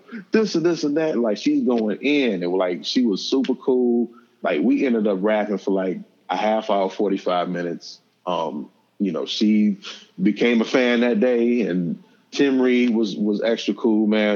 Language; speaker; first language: English; native; English